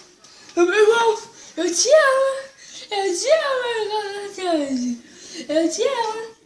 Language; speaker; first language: Portuguese; native; Portuguese